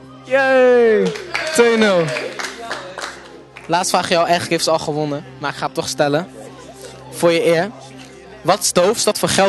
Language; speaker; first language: Dutch; native; Dutch